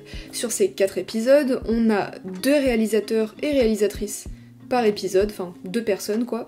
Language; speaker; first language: French; native; French